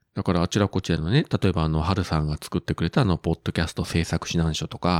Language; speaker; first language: Japanese; native; Japanese